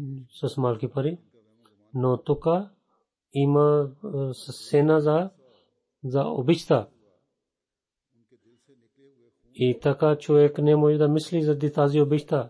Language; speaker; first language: Bulgarian; non-native, learner; Urdu